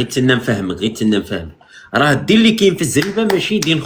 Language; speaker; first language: Arabic; native; Arabic